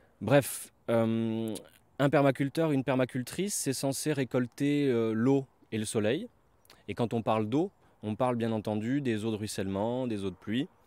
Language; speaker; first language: French; native; French